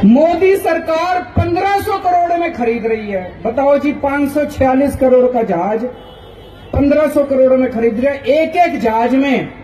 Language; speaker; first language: Hindi; native; Hindi